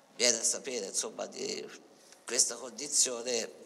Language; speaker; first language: Italian; native; Italian